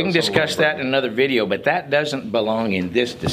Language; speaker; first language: English; native; English